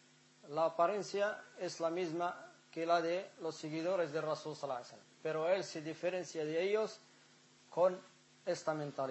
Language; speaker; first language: Spanish; non-native, fluent; Arabic